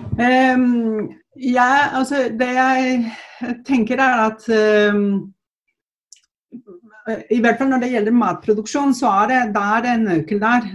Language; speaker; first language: Norwegian; non-native, fluent; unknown